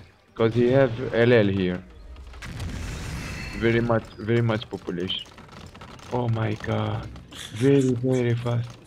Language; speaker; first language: English; non-native, learner; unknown